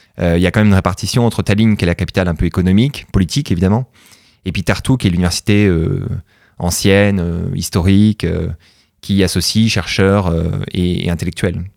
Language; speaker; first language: French; native; French